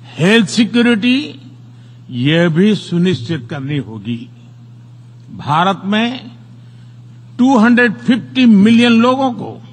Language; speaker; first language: Hindi; non-native, local second language; Gujarati